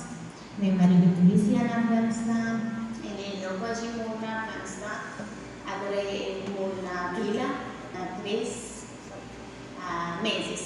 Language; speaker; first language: Portuguese; non-native, learner; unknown